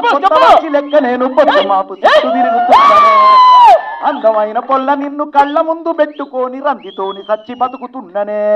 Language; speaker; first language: Telugu; native; Telugu